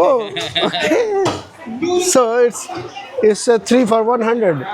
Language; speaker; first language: English; non-native, learner; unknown